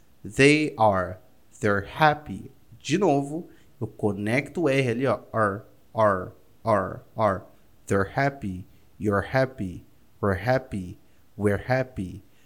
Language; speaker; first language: English; non-native, fluent; Portuguese